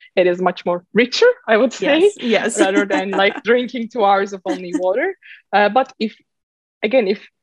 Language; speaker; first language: English; non-native, fluent; Turkish